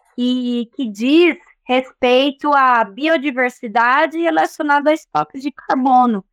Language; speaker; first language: Portuguese; native; Portuguese